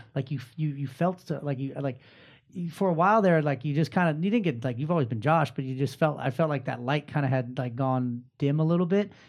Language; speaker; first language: English; native; English